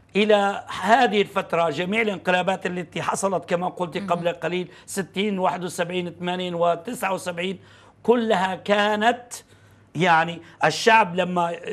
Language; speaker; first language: Arabic; non-native, fluent; Turkish